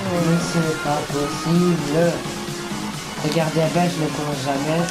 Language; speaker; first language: French; native; French